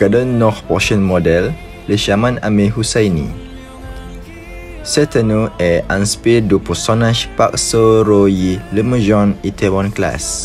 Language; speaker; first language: French; non-native, learner; Malay